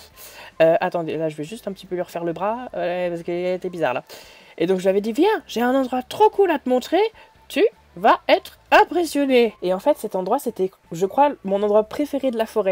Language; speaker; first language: French; native; French